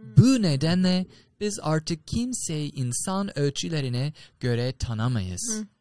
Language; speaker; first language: Turkish; non-native, fluent; English